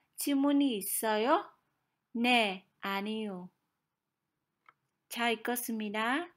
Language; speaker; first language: Korean; non-native, fluent; Khmer